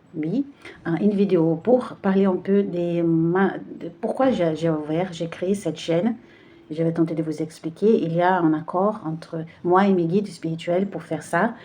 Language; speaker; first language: French; non-native, fluent; Portuguese